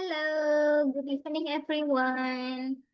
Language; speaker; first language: English; non-native, fluent; Indonesian